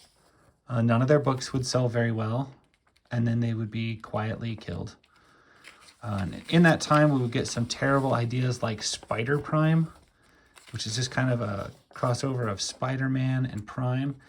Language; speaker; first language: English; native; English